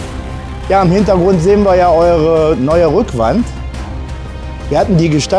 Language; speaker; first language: German; native; German